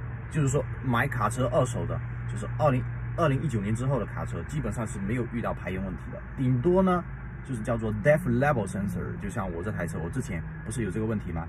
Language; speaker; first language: Chinese; native; Chinese